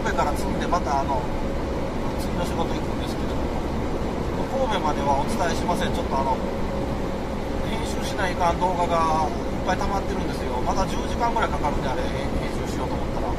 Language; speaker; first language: Japanese; native; Japanese